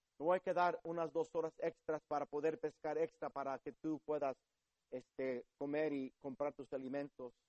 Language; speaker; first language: Spanish; early bilingual, heritage; Spanish